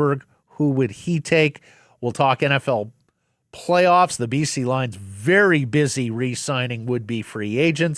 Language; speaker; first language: English; native; English